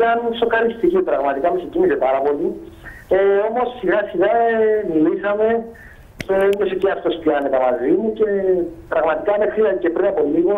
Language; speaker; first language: Greek; native; Greek